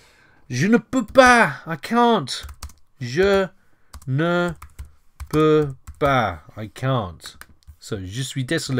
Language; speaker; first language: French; non-native, fluent; English